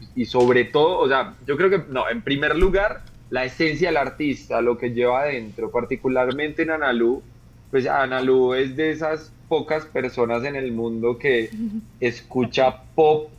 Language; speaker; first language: Spanish; native; Spanish